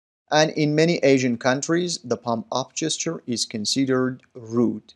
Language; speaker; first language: English; non-native, fluent; Persian